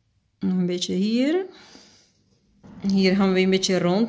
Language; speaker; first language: Dutch; non-native, fluent; Spanish